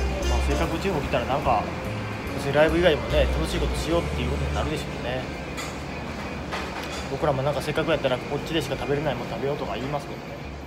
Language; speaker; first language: Japanese; native; Japanese